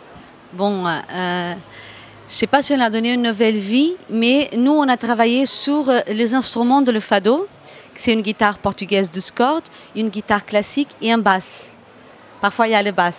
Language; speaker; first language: French; non-native, fluent; Portuguese